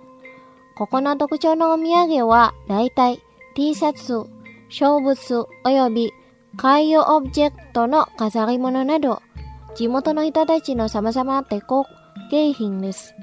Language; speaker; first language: Japanese; non-native, fluent; Indonesian